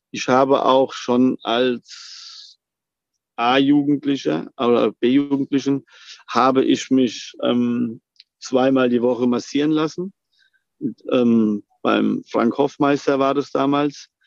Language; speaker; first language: German; native; German